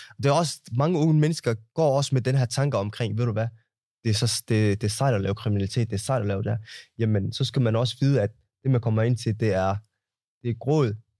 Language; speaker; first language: Danish; early bilingual, other home language; Somali